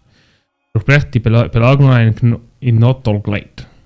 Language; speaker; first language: German; native; German